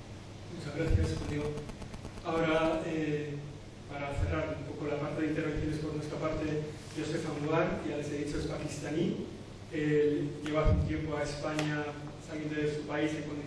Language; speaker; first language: Spanish; native; Spanish